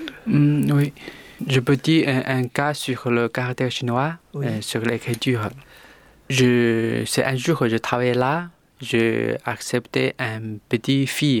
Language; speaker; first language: French; non-native, learner; Chinese